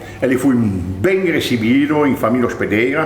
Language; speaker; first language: Portuguese; non-native, fluent; French